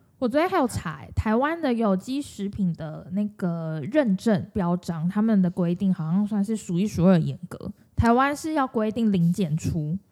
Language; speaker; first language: Chinese; native; Chinese